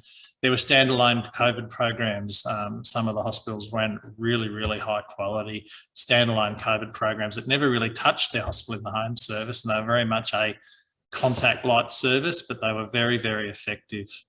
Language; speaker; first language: English; native; English